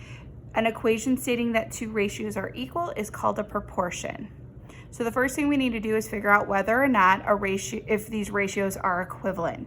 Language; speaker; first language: English; native; English